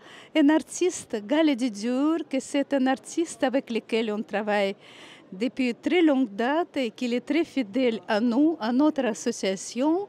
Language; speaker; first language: French; non-native, fluent; Russian